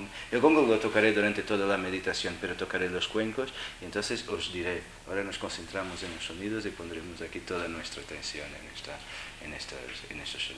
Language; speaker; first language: Spanish; non-native, fluent; Portuguese